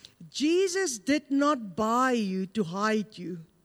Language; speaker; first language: English; non-native, local second language; Afrikaans